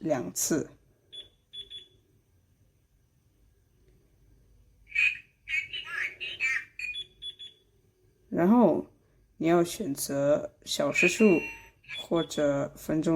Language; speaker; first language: Chinese; non-native, fluent; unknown